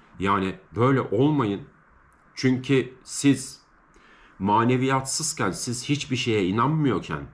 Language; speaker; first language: Turkish; native; Turkish